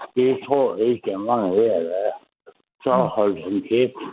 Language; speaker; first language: Danish; native; Danish